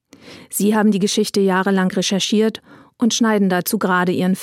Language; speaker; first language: German; native; German